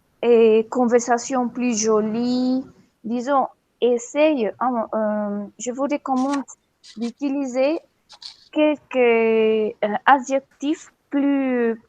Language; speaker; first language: French; non-native, fluent; Spanish